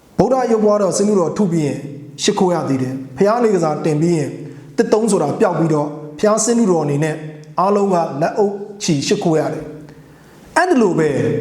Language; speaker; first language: Burmese; non-native, local second language; Mon